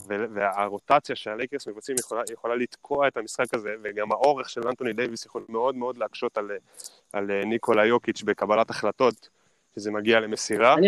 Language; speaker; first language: Hebrew; native; Hebrew